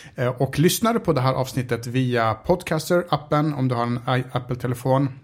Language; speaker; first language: Swedish; early bilingual, other home language; Arabic